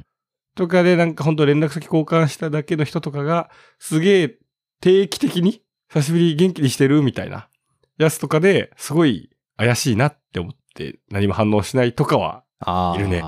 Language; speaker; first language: Japanese; native; Japanese